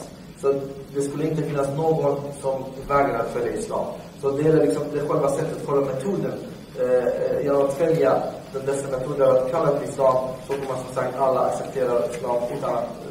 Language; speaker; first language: Swedish; non-native, fluent; Arabic